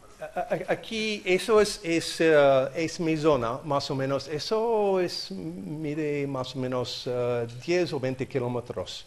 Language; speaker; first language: Spanish; non-native, learner; English